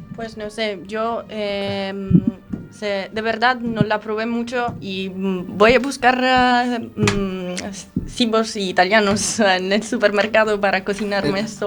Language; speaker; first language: Spanish; non-native, learner; Italian